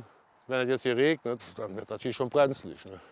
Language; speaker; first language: German; native; German